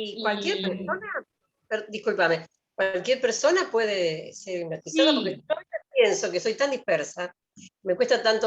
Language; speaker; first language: Spanish; native; Spanish